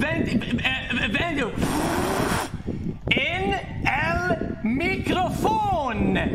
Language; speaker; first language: Spanish; non-native, learner; French